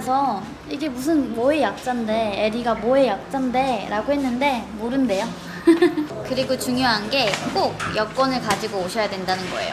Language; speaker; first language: Korean; native; Korean